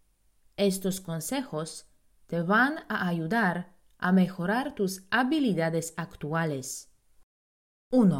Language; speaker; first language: Spanish; non-native, fluent; Polish